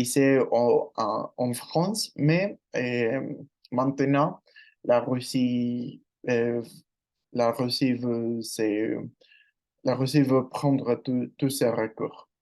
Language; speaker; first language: French; non-native, learner; Spanish